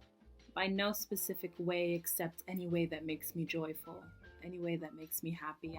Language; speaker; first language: English; native; English